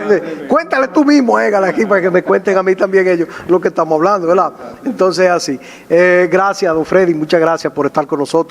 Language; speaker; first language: Spanish; native; Spanish